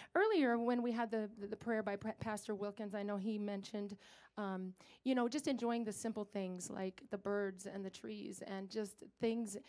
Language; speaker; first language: English; native; English